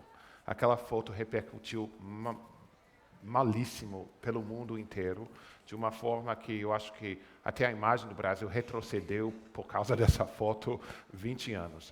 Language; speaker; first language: Portuguese; non-native, fluent; English